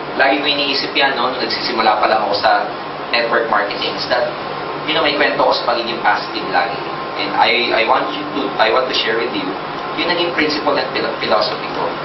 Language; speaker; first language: Filipino; native; Filipino